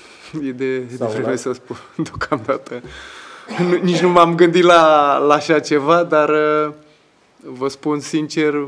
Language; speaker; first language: Romanian; non-native, fluent; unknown